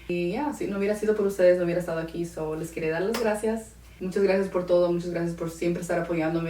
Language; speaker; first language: Spanish; early bilingual, other home language; English